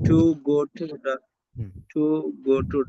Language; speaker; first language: English; non-native, learner; Bangla